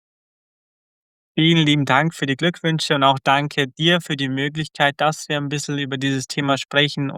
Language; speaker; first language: German; early bilingual, other home language; Croatian